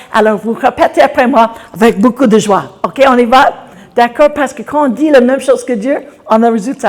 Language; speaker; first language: French; non-native, fluent; English